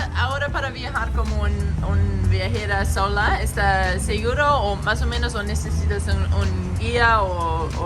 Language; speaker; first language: Spanish; non-native, learner; English